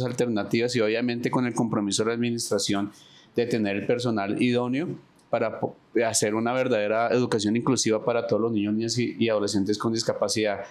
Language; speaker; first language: Spanish; native; Spanish